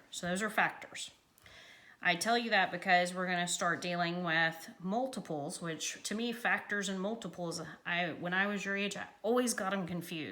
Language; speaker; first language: English; native; English